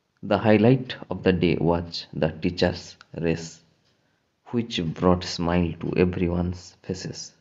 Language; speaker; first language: English; non-native, local second language; Bangla